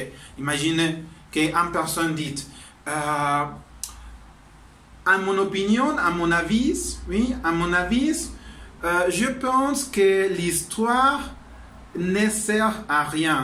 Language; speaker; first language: French; non-native, learner; Spanish